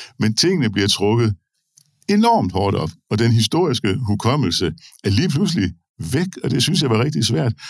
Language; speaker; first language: Danish; native; Danish